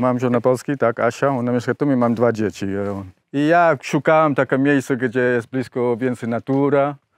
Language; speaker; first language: Polish; non-native, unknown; English